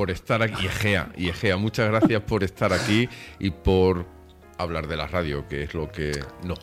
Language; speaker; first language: Spanish; native; Spanish